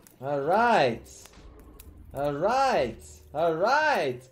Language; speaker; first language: English; non-native, fluent; French